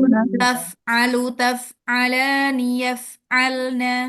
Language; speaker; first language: Arabic; non-native, fluent; Indonesian